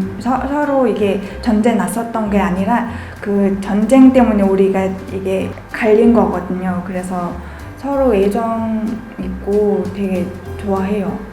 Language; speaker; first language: Korean; non-native, fluent; Mongolian